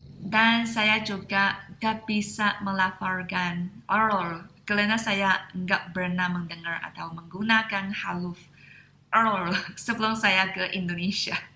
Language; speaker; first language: Indonesian; non-native, fluent; Chinese